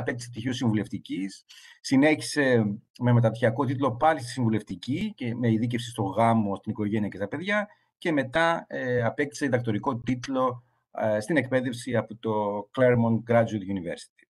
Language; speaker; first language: Greek; native; Greek